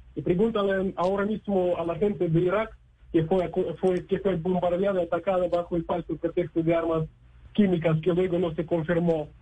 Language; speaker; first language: Spanish; non-native, fluent; Russian